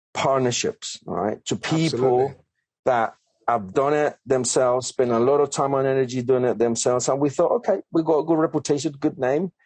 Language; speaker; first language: English; non-native, fluent; Spanish